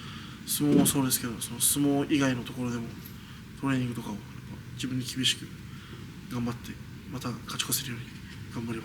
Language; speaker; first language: Japanese; native; Japanese